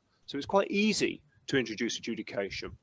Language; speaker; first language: English; native; English